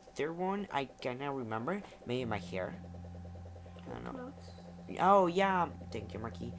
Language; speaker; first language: English; non-native, fluent; Spanish